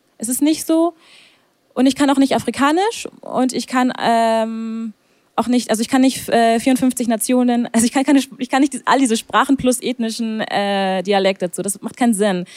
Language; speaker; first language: German; native; German